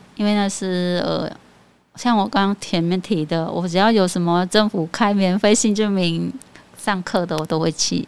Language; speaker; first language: Chinese; non-native, fluent; Khmer